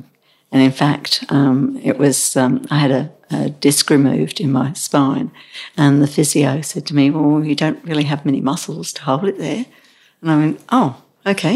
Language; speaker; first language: English; native; English